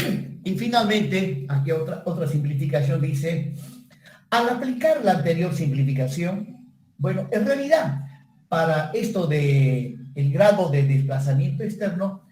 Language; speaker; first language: Spanish; native; Spanish